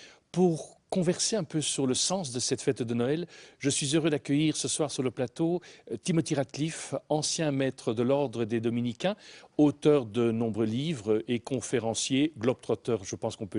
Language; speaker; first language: French; native; French